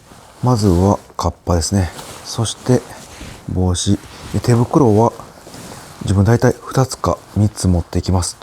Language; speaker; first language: Japanese; native; Japanese